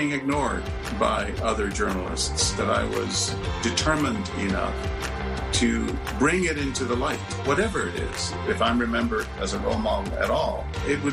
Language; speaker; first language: English; early bilingual, other home language; Spanish